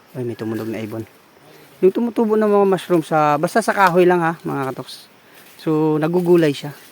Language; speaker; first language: Filipino; non-native, local second language; Iloko